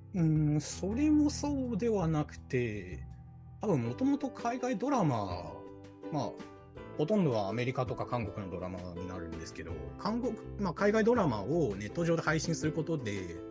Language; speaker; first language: Japanese; non-native, fluent; Chinese